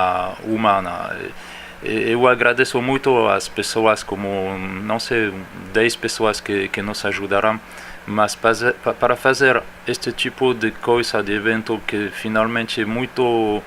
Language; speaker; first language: Portuguese; non-native, fluent; French